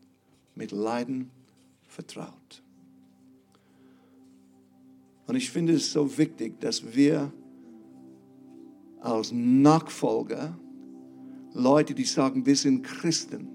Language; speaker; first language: German; non-native, fluent; English